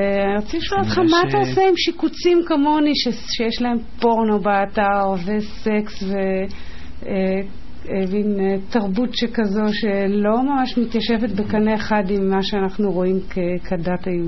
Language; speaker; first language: Hebrew; native; Hebrew